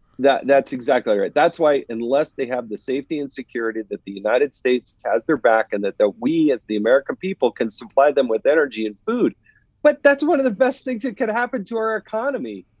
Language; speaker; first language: English; native; English